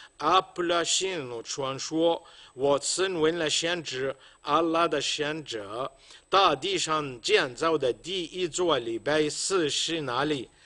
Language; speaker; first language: Chinese; non-native, fluent; Arabic